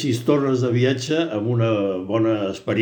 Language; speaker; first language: Catalan; native; Catalan